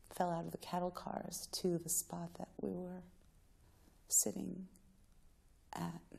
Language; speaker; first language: English; native; English